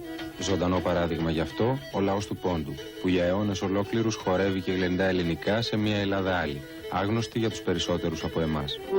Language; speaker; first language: Greek; native; Greek